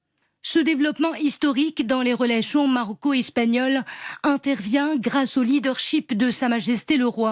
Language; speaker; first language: French; non-native, local second language; Arabic